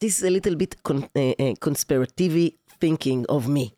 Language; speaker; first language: English; non-native, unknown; Hebrew